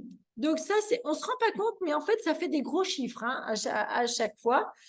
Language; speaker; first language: French; native; French